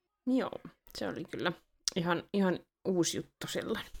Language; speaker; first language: Finnish; native; Finnish